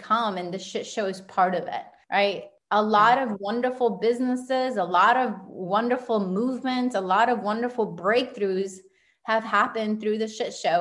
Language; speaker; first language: English; early bilingual, other home language; Spanish